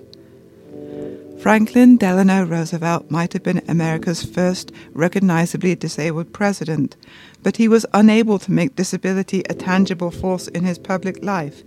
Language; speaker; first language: English; native; English